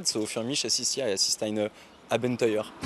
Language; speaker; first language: German; non-native, learner; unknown